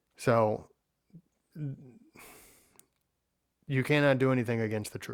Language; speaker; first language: English; native; English